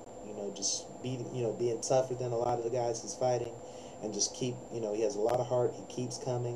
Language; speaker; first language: English; native; English